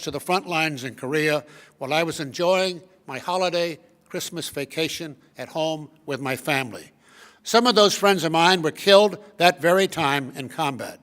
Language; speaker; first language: English; native; English